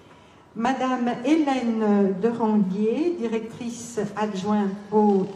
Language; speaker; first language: French; native; French